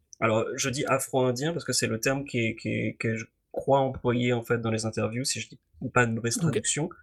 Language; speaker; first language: French; native; French